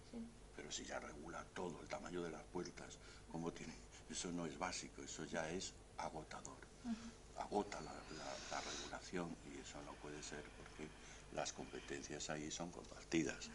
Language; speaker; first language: Spanish; native; Spanish